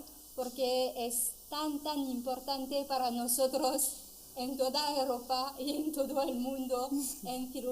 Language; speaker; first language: Spanish; non-native, fluent; French